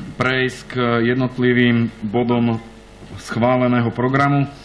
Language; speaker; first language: Slovak; native; Slovak